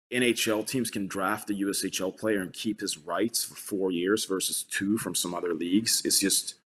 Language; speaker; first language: English; non-native, fluent; Swedish